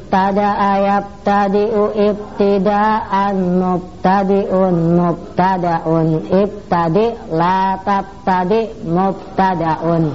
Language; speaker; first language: Arabic; non-native, fluent; Indonesian